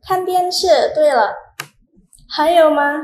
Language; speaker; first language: Chinese; non-native, fluent; Indonesian